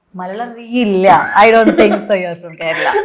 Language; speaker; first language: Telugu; non-native, learner; Malayalam